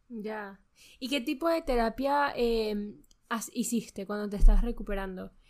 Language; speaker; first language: Spanish; native; Spanish